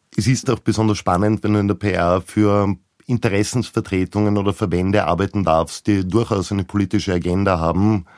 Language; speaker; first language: German; native; German